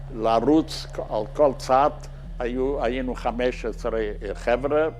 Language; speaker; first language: Hebrew; non-native, fluent; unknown